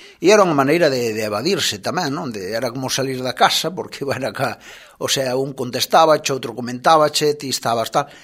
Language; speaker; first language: Galician; native; Galician